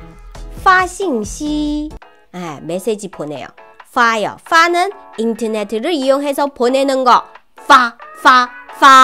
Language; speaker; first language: Korean; non-native, fluent; Chinese